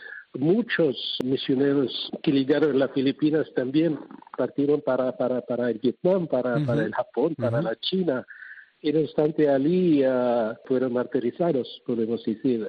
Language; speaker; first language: Spanish; non-native, fluent; Cebuano